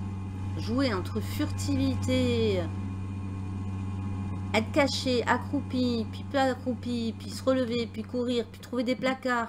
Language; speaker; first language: French; native; French